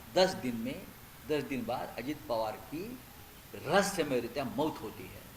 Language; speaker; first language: Hindi; non-native, local second language; Marathi